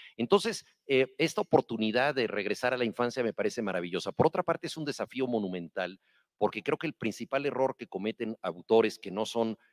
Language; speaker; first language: Spanish; native; Spanish